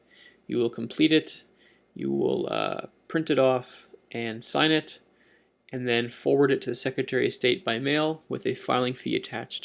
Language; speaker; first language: English; native; English